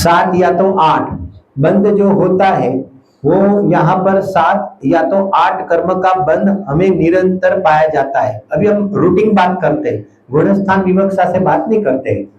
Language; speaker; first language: Hindi; non-native, local second language; Gujarati